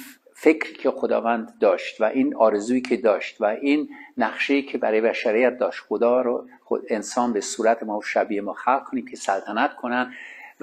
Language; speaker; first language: Persian; native; Persian